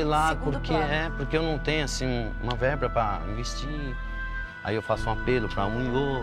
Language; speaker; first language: Portuguese; native; Portuguese